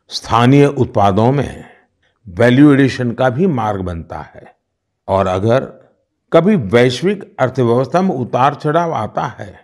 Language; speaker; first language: Hindi; non-native, local second language; Gujarati